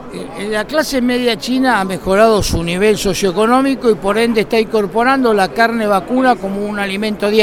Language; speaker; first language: Spanish; native; Spanish